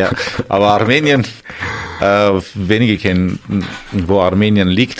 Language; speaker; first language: German; non-native, fluent; Armenian